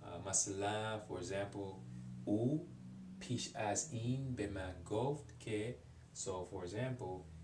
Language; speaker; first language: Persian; non-native, learner; English